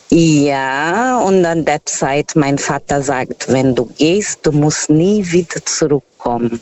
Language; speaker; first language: German; non-native, fluent; Portuguese